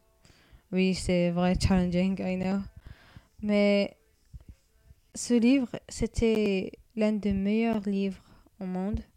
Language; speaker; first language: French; non-native, learner; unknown